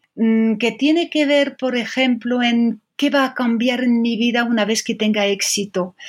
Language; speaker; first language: Spanish; non-native, fluent; French